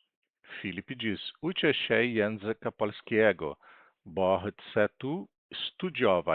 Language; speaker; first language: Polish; non-native, fluent; Portuguese